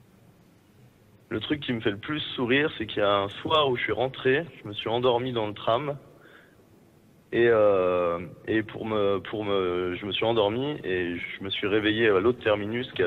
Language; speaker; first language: French; native; French